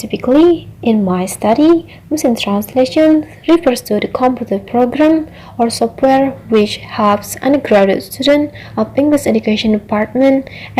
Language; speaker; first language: English; non-native, learner; Indonesian